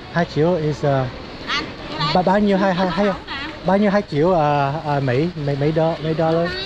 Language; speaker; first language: Vietnamese; non-native, learner; English